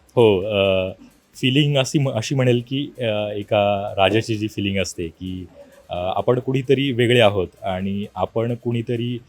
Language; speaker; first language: Marathi; native; Marathi